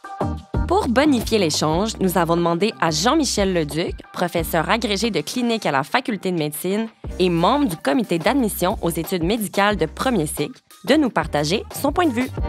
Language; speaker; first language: French; native; French